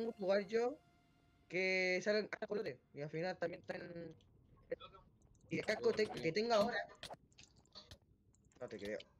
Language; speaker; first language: Spanish; native; Spanish